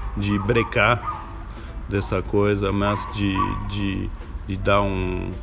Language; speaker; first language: Portuguese; non-native, fluent; French